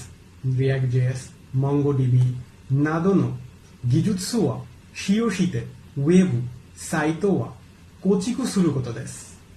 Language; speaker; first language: Japanese; non-native, learner; Bangla